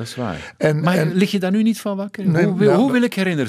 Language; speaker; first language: Dutch; native; Dutch